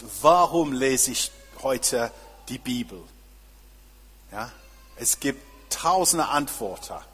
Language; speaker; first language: German; non-native, fluent; English